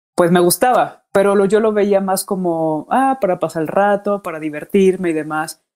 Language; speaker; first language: Spanish; native; Spanish